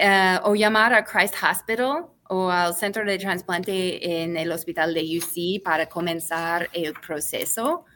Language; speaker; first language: Spanish; non-native, fluent; English